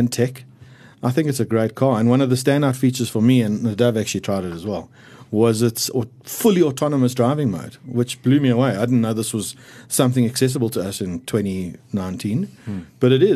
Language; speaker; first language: English; native; English